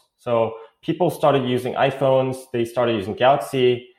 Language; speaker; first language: English; non-native, fluent; Korean